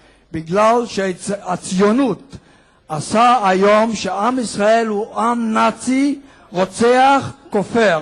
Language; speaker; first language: Hebrew; non-native, fluent; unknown